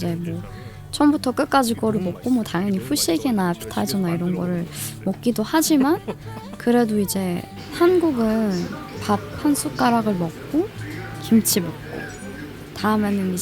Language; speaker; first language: Korean; non-native, fluent; Persian